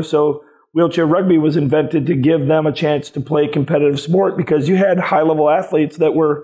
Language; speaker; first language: English; native; English